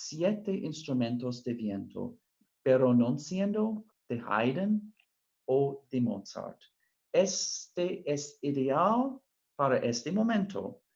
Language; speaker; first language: Spanish; non-native, fluent; English